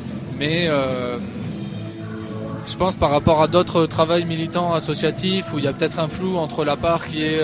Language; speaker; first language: French; native; French